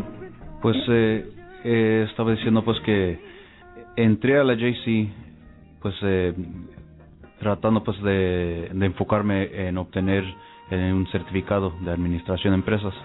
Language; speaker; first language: Spanish; early bilingual, heritage; Spanish